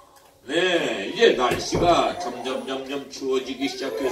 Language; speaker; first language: Korean; native; Korean